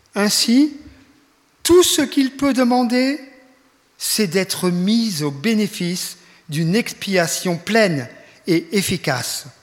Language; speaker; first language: French; native; French